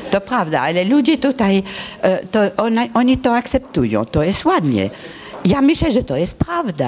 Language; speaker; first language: Polish; early bilingual, heritage; Polish